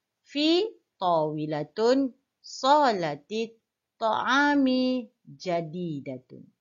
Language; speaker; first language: Arabic; non-native, fluent; Malay